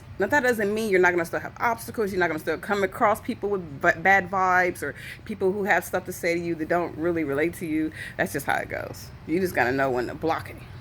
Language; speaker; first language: English; native; English